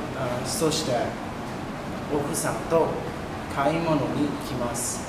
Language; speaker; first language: Japanese; non-native, learner; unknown